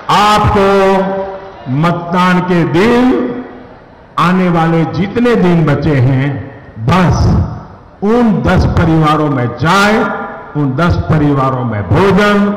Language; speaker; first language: Hindi; non-native, local second language; Gujarati